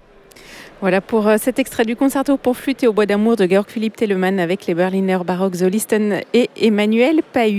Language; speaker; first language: French; native; French